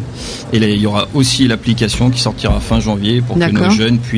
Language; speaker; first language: French; native; French